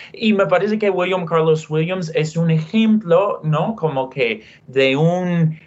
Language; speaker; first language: Spanish; non-native, fluent; English